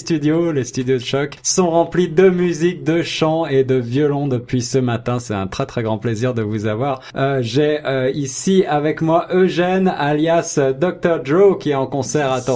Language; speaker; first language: French; native; French